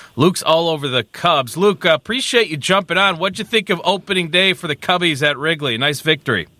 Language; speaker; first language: English; native; English